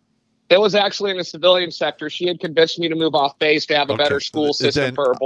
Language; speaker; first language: English; native; English